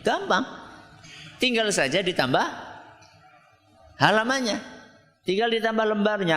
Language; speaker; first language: Indonesian; native; Indonesian